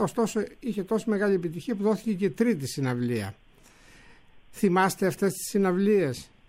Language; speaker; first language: Greek; native; Greek